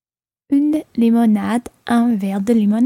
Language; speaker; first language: French; non-native, learner; English